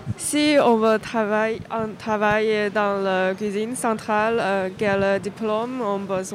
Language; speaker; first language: French; non-native, learner; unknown